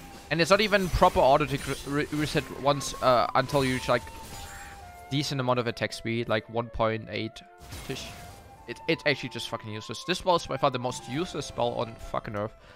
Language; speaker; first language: English; non-native, fluent; German